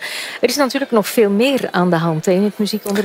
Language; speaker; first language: Dutch; native; Dutch